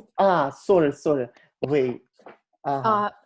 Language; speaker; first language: English; non-native, learner; Russian